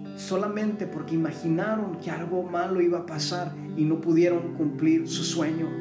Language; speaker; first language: Spanish; early bilingual, heritage; Spanish